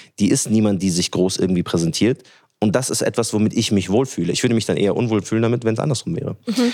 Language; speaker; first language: German; early bilingual, other home language; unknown